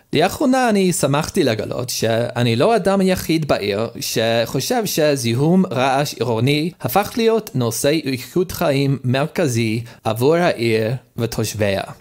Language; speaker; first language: Hebrew; non-native, learner; English